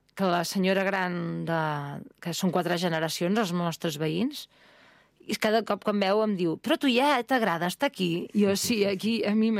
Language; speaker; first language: Catalan; native; Catalan